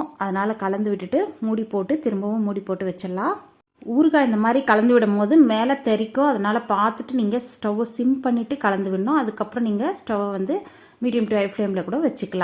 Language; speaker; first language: Tamil; native; Tamil